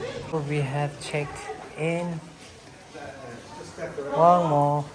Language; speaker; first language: English; non-native, fluent; Tibetan